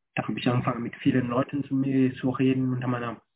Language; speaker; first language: German; non-native, fluent; French